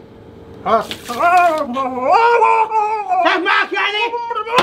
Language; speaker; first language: Arabic; native; Arabic